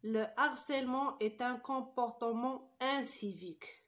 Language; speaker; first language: French; non-native, local second language; Arabic